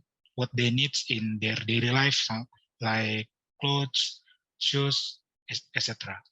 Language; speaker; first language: English; non-native, learner; Indonesian